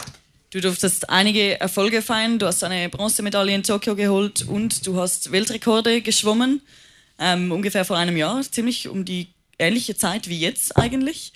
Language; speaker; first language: German; native; German